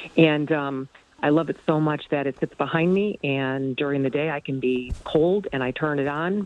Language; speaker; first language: English; native; English